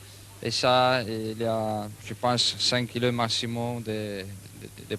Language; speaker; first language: French; non-native, fluent; Italian